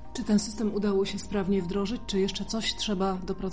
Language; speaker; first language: Polish; native; Polish